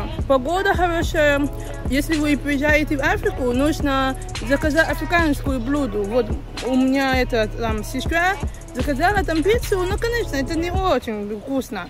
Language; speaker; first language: Russian; non-native, learner; English